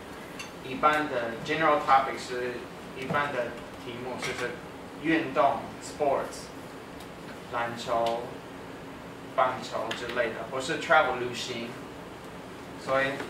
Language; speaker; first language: Chinese; non-native, fluent; English